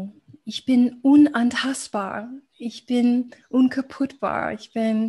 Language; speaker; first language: German; non-native, fluent; English